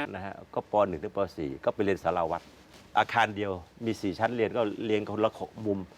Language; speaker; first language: Thai; native; Thai